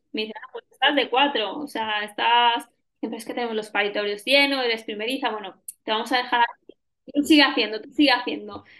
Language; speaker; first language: Spanish; native; Spanish